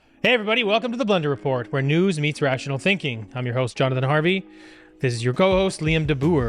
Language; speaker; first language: English; native; English